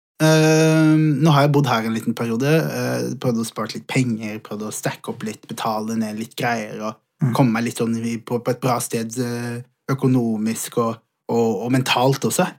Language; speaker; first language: Norwegian; early bilingual, other home language; Somali